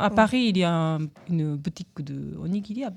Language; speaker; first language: French; non-native, fluent; Japanese